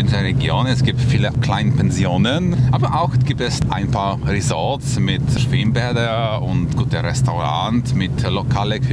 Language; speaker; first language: German; non-native, fluent; Polish